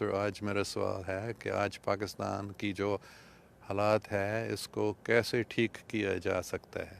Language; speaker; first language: Urdu; non-native, fluent; English